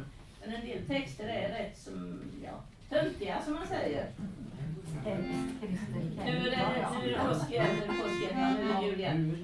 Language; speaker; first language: Swedish; native; Swedish